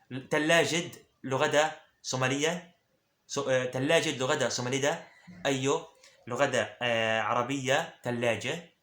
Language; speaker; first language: Arabic; early bilingual, other home language; Somali